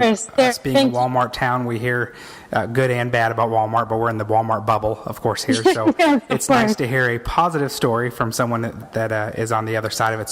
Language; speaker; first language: English; native; English